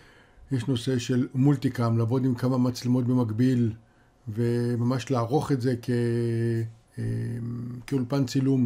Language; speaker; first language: Hebrew; native; Hebrew